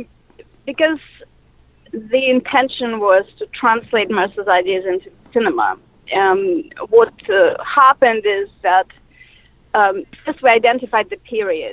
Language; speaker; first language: English; non-native, fluent; Russian